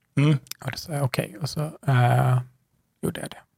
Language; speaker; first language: Swedish; early bilingual, other home language; Kurdish